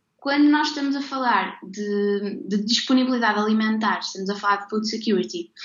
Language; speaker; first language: Portuguese; native; Portuguese